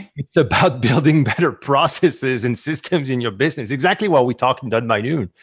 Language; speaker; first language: English; non-native, fluent; French